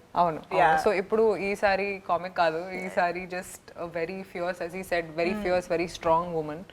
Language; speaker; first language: Telugu; non-native, fluent; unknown